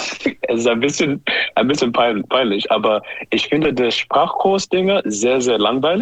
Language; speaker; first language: German; non-native, learner; English